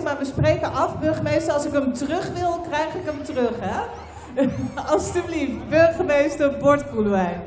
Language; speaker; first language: Dutch; native; Dutch